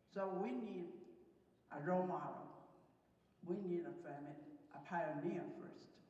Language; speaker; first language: English; non-native, fluent; Chinese